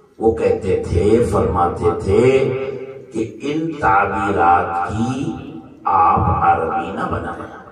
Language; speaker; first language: Urdu; native; Urdu